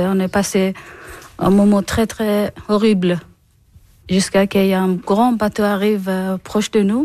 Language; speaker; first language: French; non-native, learner; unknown